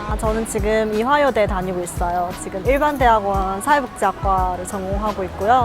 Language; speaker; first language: Korean; native; Korean